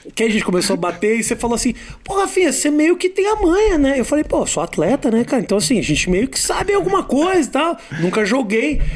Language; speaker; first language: Portuguese; native; Portuguese